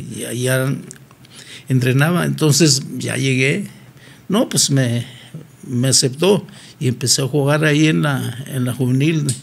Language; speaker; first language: Spanish; native; Spanish